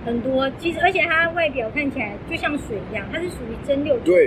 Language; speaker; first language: Chinese; native; Chinese